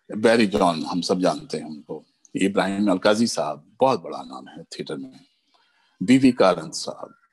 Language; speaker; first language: Hindi; early bilingual, other home language; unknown